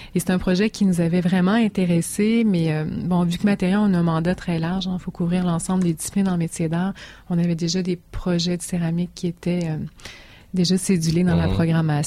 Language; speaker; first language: French; native; French